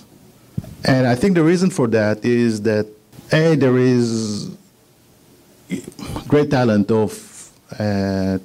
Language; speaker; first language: English; non-native, fluent; Hebrew